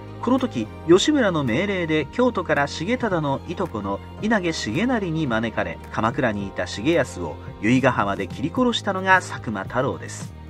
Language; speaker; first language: Japanese; native; Japanese